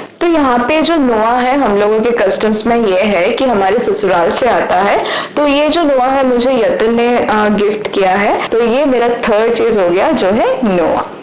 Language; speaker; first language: Hindi; non-native, local second language; Bangla